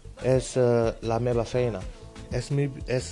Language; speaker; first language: Catalan; non-native, learner; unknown